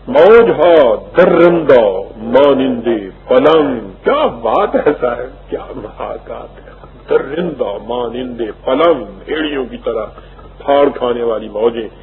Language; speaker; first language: Urdu; native; Urdu